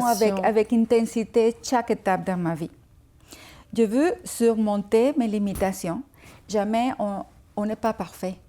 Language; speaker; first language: French; non-native, fluent; Spanish